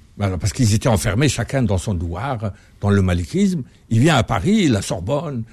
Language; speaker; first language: French; non-native, local second language; Arabic